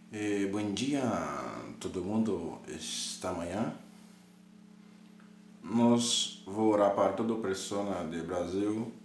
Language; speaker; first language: Portuguese; non-native, learner; Haitian Creole